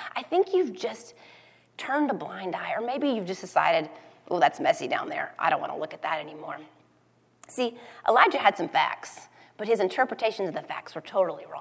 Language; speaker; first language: English; native; English